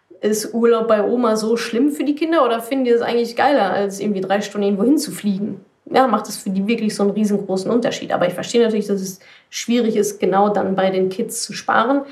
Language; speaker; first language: German; native; German